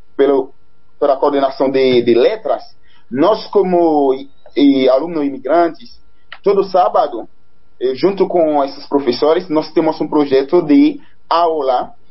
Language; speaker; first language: Portuguese; non-native, fluent; Haitian Creole